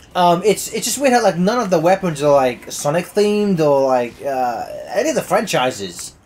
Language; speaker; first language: English; native; English